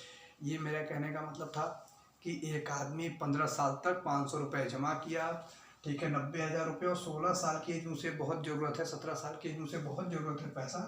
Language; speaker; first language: Hindi; native; Hindi